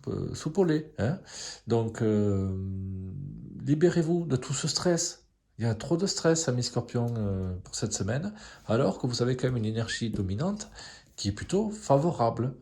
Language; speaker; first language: French; native; French